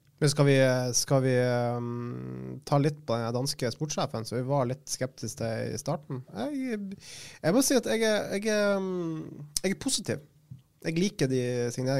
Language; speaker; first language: Norwegian; native; Norwegian